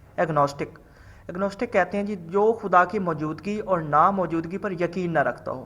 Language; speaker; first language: Urdu; non-native, local second language; Punjabi